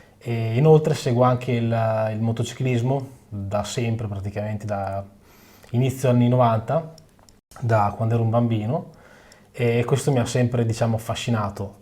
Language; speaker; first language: Italian; native; Italian